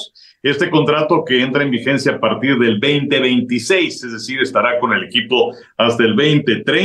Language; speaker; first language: Spanish; native; Spanish